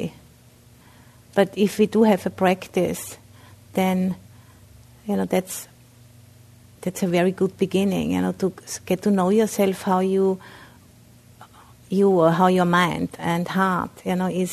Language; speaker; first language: English; non-native, fluent; German